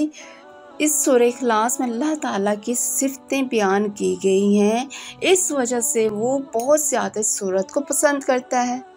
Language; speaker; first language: Urdu; native; Urdu